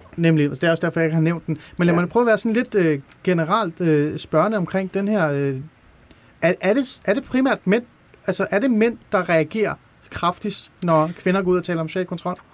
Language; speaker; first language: Danish; early bilingual, other home language; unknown